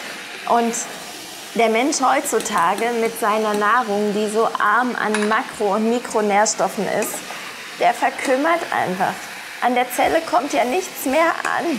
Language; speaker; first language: German; native; German